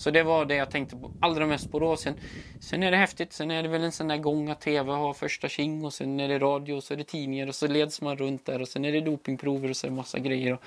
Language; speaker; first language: Swedish; native; Swedish